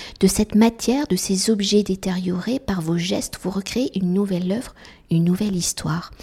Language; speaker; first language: French; native; French